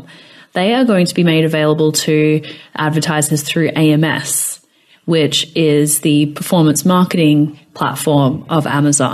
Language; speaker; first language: English; native; English